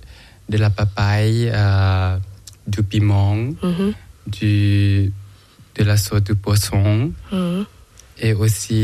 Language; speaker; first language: French; non-native, learner; Thai